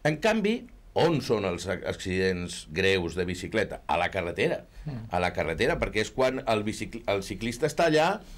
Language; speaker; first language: Catalan; native; Catalan